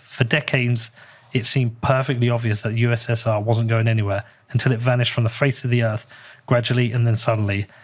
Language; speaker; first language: English; native; English